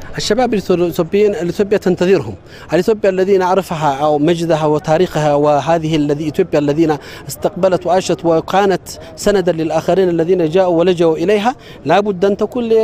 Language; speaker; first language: Arabic; non-native, learner; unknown